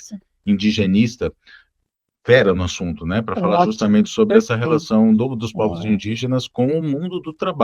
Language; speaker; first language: Portuguese; native; Portuguese